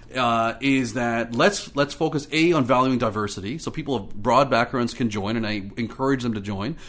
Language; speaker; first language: English; native; English